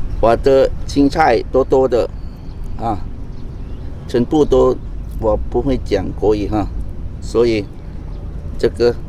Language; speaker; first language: Chinese; non-native, learner; Thai